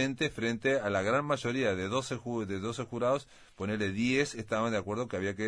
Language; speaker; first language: Spanish; native; Spanish